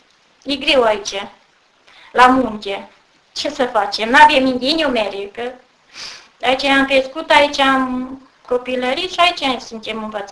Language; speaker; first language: Romanian; native; Romanian